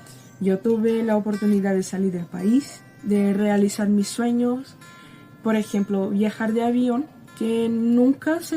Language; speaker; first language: Spanish; non-native, learner; Portuguese